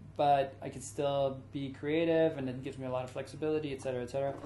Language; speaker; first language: English; early bilingual, other home language; German